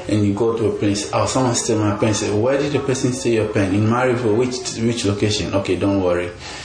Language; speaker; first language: English; non-native, local second language; Ga